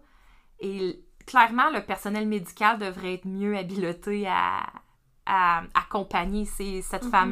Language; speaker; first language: French; native; French